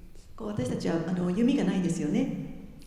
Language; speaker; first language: Japanese; native; Japanese